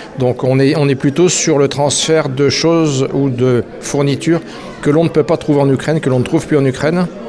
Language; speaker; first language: French; native; French